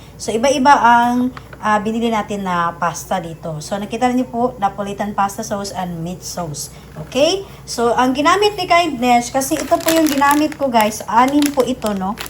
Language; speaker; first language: Filipino; non-native, local second language; Hiligaynon